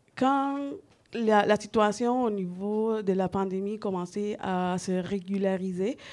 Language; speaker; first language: French; non-native, fluent; Spanish